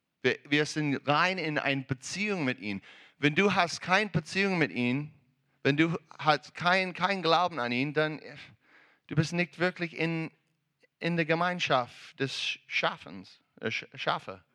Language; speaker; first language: German; non-native, learner; English